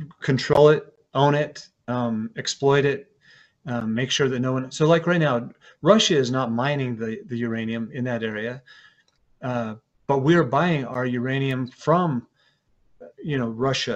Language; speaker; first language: English; native; English